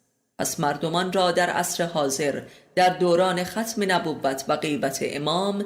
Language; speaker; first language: Persian; native; Persian